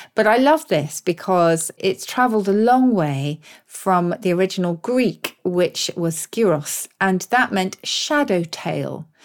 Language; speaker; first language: English; native; English